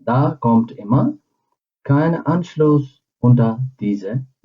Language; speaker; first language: German; non-native, fluent; Urdu